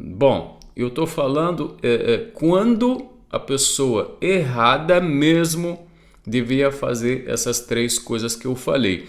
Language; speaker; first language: Portuguese; non-native, fluent; Arabic